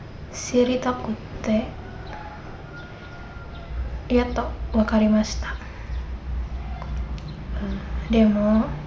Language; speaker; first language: Japanese; non-native, learner; Indonesian